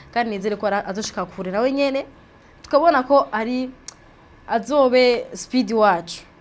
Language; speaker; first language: Rundi; native; Rundi